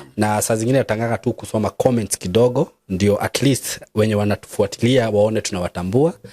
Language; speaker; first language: Swahili; non-native, local second language; Kikuyu